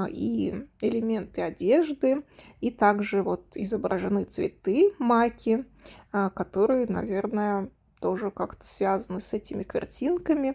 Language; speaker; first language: Russian; native; Russian